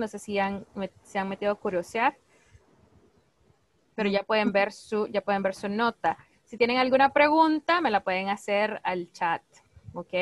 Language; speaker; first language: Spanish; native; Spanish